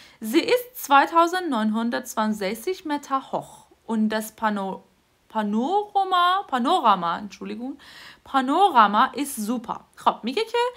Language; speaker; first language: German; non-native, fluent; Persian